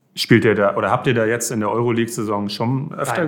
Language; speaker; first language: German; native; German